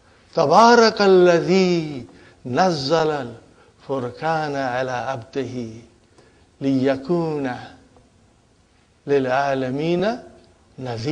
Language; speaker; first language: Arabic; non-native, fluent; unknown